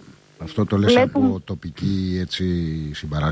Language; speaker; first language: Greek; native; Greek